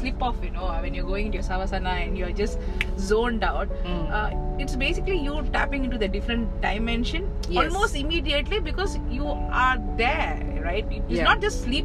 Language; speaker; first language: English; non-native, local second language; Tamil